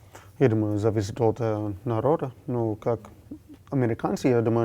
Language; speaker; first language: Russian; non-native, fluent; English